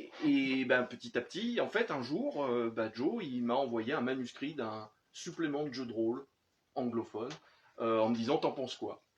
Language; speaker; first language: French; native; French